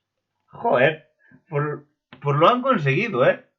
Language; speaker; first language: Spanish; native; Spanish